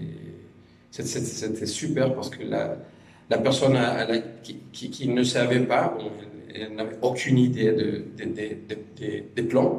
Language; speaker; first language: French; non-native, fluent; Spanish